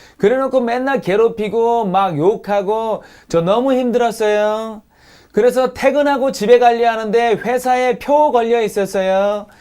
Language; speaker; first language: Korean; native; Korean